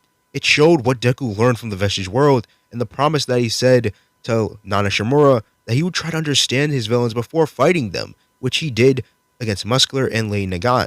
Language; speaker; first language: English; native; English